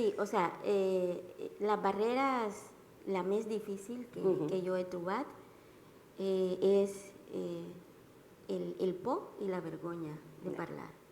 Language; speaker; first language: Catalan; non-native, learner; Spanish